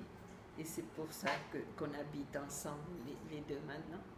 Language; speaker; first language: French; non-native, fluent; Spanish